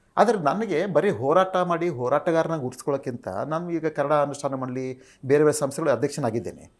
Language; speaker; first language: Kannada; native; Kannada